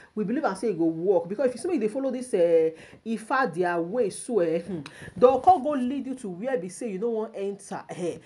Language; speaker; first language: Nigerian Pidgin; non-native, local second language; Yoruba